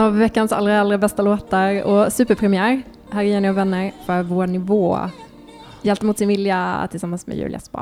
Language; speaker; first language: Swedish; native; Swedish